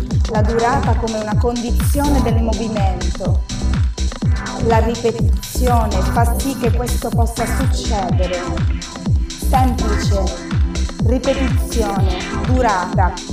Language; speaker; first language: Italian; native; Italian